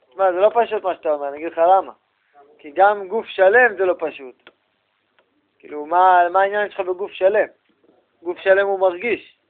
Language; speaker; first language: Hebrew; native; Hebrew